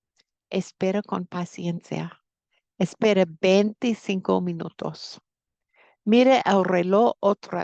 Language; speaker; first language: Spanish; non-native, fluent; English